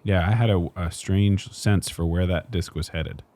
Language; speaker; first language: English; native; English